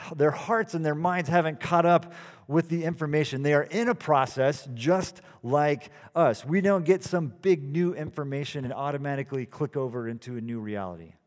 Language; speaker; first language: English; early bilingual, other home language; Dutch